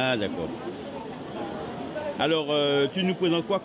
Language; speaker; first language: French; native; French